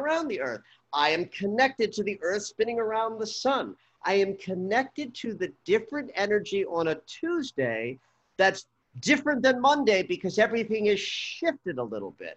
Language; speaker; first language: English; native; English